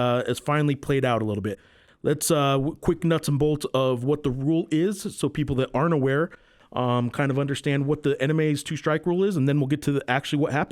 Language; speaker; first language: English; native; English